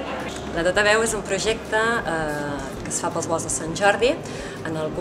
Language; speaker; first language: Catalan; native; Catalan